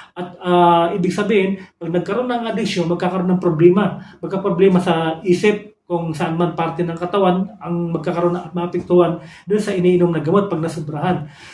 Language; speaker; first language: Filipino; non-native, local second language; Cebuano